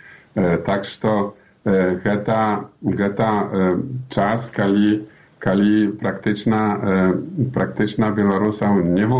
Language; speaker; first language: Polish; non-native, learner; Belarusian